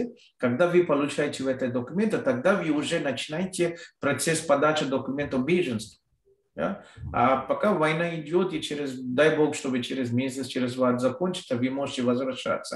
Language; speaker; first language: Russian; non-native, fluent; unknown